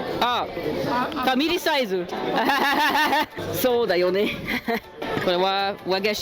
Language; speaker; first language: Japanese; non-native, learner; French